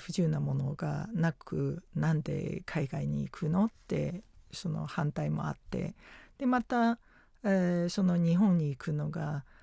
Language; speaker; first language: Japanese; non-native, fluent; Chinese